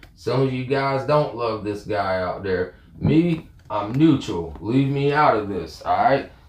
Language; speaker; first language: English; native; English